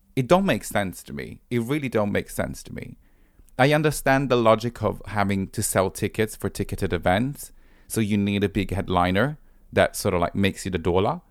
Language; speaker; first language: English; non-native, fluent; Italian